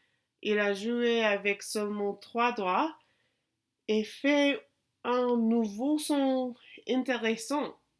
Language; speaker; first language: French; non-native, learner; English